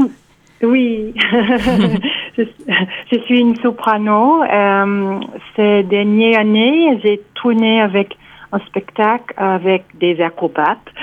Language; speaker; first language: French; non-native, fluent; English